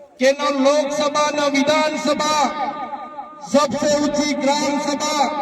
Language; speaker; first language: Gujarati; non-native, local second language; Vasavi